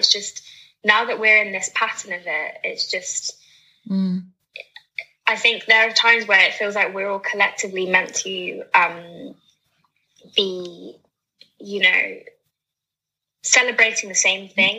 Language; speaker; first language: English; native; English